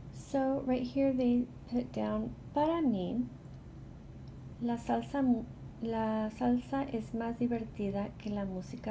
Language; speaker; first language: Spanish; non-native, fluent; English